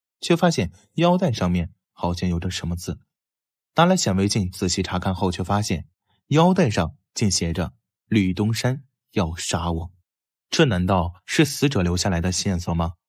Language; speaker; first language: Chinese; native; Chinese